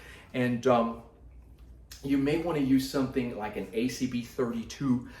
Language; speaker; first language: English; native; English